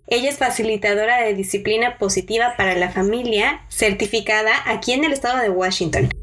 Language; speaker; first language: Spanish; native; Spanish